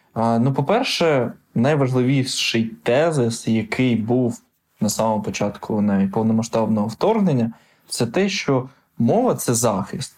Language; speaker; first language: Ukrainian; non-native, local second language; Russian